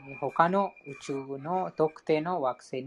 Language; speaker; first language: Japanese; non-native, fluent; Hindi